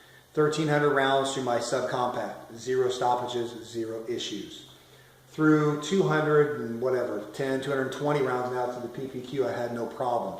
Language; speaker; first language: English; native; English